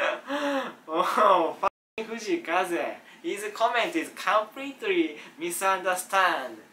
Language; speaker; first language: English; non-native, learner; Japanese